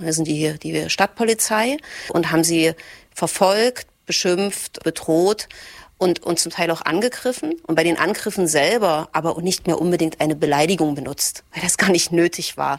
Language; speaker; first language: German; native; German